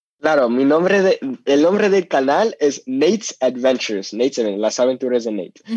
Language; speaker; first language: Spanish; non-native, fluent; English